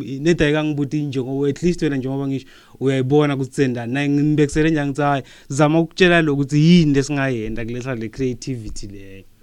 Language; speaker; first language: Zulu; non-native, local second language; Swati